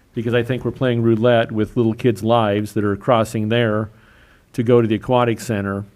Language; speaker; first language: English; native; English